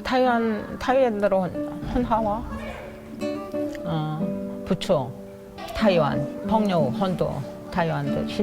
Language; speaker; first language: Chinese; non-native, learner; Korean